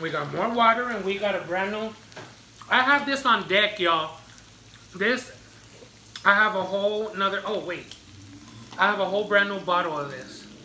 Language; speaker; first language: English; early bilingual, other home language; Spanish